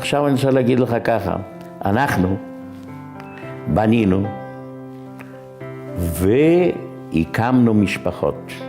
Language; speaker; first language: Hebrew; non-native, fluent; Yiddish